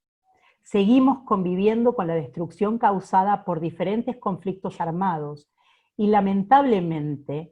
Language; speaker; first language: Spanish; native; Spanish